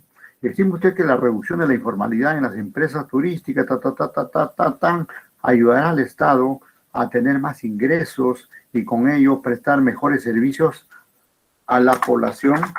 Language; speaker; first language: Spanish; native; Spanish